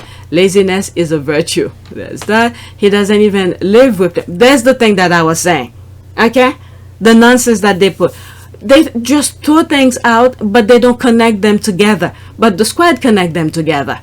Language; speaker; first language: English; non-native, fluent; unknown